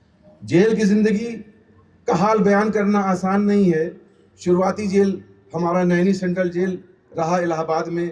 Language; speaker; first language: Hindi; native; Hindi